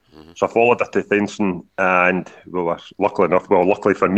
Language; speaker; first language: English; native; English